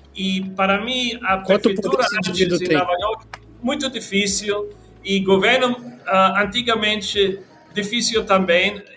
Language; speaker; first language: Portuguese; non-native, learner; English